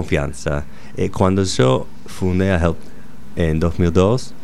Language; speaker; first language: Spanish; non-native, fluent; English